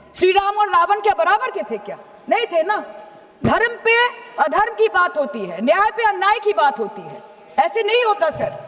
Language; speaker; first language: Hindi; non-native, local second language; Bangla